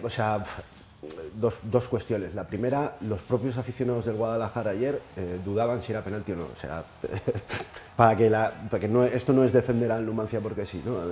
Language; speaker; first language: Spanish; native; Spanish